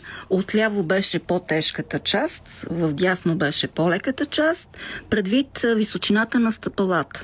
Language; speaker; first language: Bulgarian; native; Bulgarian